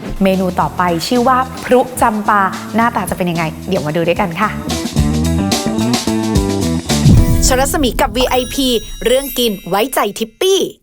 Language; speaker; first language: Thai; native; Thai